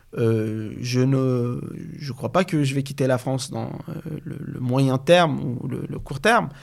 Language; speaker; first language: French; non-native, fluent; Arabic